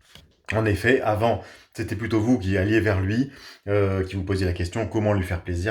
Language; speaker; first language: French; native; French